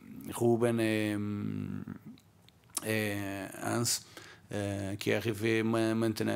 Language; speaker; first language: French; non-native, learner; Portuguese